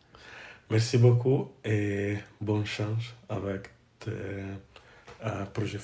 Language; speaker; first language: French; non-native, learner; English